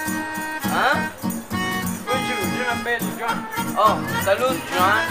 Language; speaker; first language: French; non-native, learner; Spanish